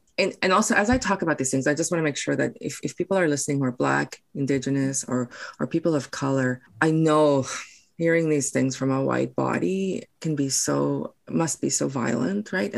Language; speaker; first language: English; non-native, local second language; Afrikaans